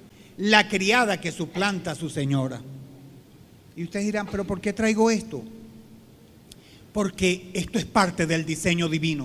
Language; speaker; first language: Spanish; native; Spanish